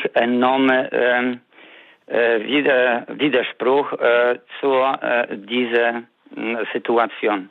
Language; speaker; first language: German; non-native, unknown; Polish